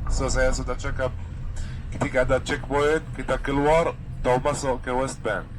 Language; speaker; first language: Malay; non-native, fluent; Arabic